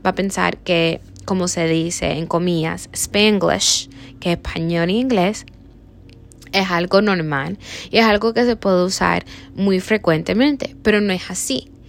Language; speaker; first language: Spanish; early bilingual, heritage; Spanish